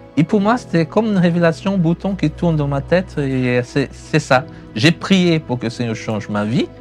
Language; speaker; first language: French; non-native, fluent; Portuguese